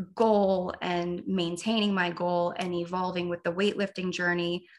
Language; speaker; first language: English; native; English